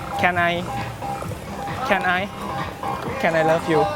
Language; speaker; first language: English; non-native, learner; Thai